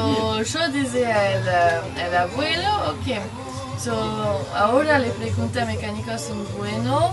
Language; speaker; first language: Spanish; non-native, learner; French